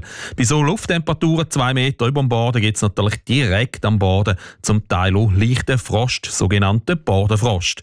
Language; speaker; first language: German; native; German